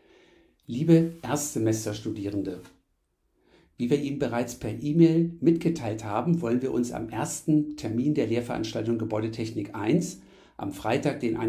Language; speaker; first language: German; native; German